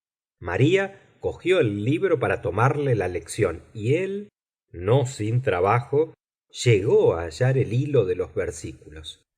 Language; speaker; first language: Spanish; native; Spanish